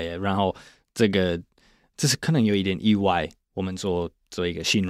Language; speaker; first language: Chinese; non-native, fluent; English